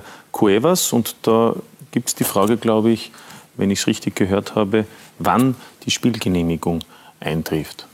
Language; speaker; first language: German; native; German